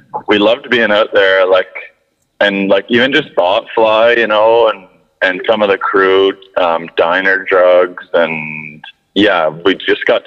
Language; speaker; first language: English; native; English